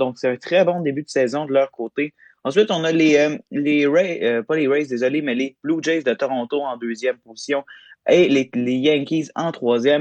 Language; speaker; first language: French; native; French